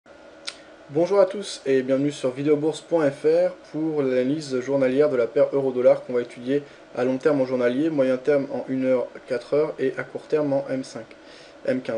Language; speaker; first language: French; native; French